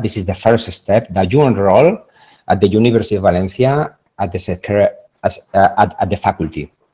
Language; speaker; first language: English; non-native, fluent; Spanish